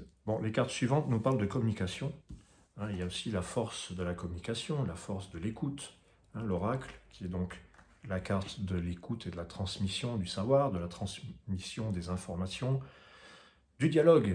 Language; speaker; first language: French; native; French